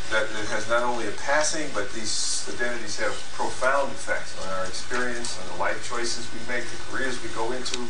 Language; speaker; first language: English; native; English